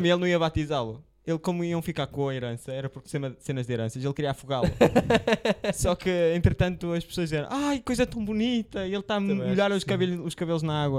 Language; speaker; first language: Portuguese; native; Portuguese